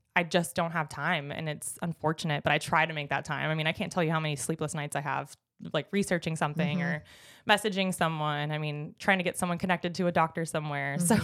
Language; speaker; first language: English; native; English